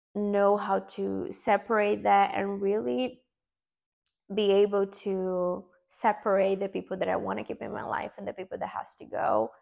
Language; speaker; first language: English; non-native, fluent; Portuguese